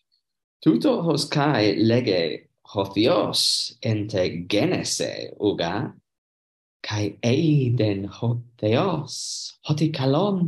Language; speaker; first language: Greek; non-native, learner; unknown